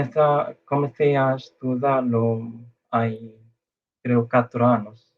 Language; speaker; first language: Galician; non-native, fluent; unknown